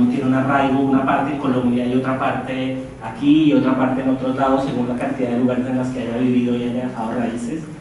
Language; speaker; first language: Spanish; native; Spanish